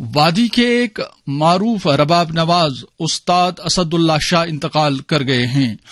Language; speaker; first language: Urdu; non-native, local second language; Kashmiri